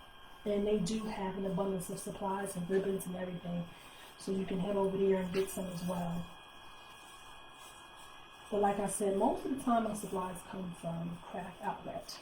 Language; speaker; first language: English; native; English